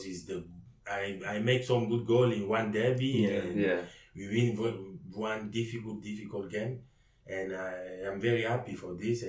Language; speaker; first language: English; non-native, learner; French